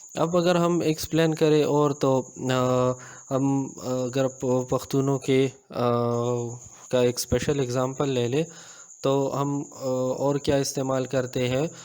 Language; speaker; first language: Urdu; non-native, local second language; Pashto